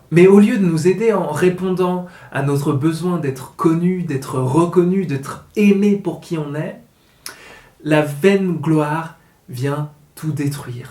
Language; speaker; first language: French; native; French